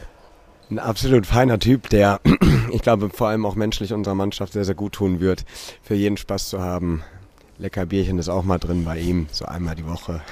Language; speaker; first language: German; native; German